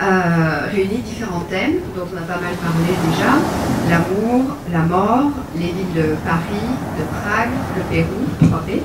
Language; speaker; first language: French; native; French